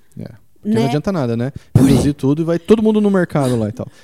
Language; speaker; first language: Portuguese; native; Portuguese